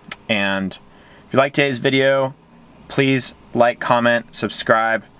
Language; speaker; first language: English; native; English